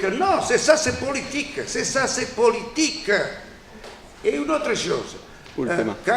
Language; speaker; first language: French; non-native, fluent; Italian